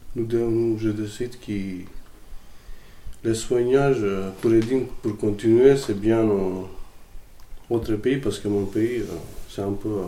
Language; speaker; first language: French; non-native, learner; Macedonian